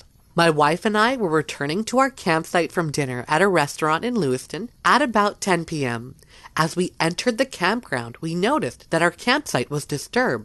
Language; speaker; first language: English; native; English